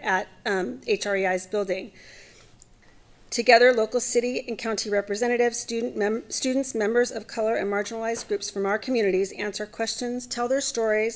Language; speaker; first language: English; native; English